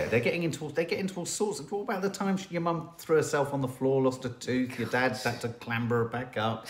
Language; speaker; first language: English; native; English